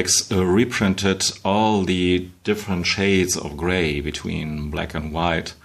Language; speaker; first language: English; non-native, fluent; German